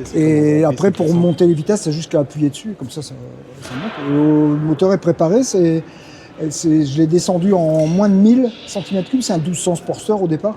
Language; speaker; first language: French; native; French